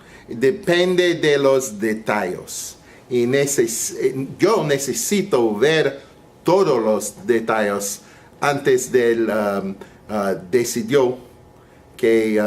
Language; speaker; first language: Spanish; non-native, learner; English